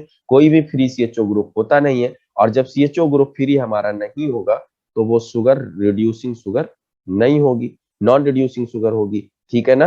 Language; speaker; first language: Hindi; native; Hindi